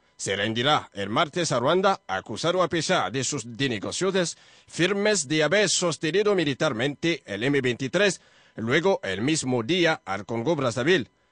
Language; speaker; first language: Spanish; non-native, fluent; French